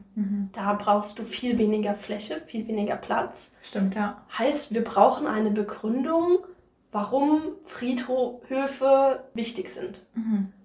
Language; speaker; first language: German; native; German